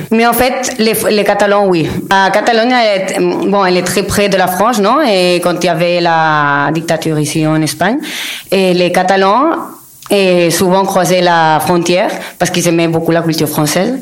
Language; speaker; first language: French; non-native, local second language; Spanish